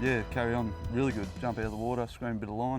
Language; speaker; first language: English; native; English